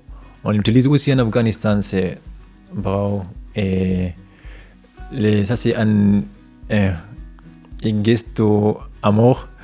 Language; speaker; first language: French; non-native, learner; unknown